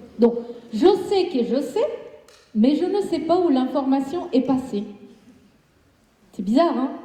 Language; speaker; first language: French; non-native, fluent; Spanish